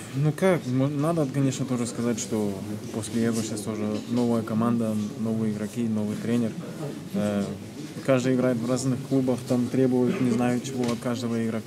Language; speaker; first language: Russian; early bilingual, heritage; Russian